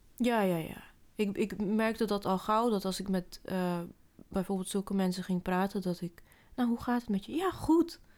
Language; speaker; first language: Dutch; early bilingual, other home language; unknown